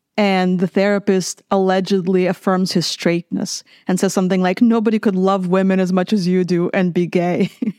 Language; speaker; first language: English; non-native, fluent; Russian